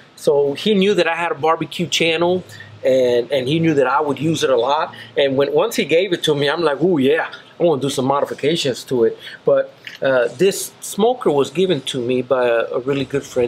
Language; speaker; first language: English; native; English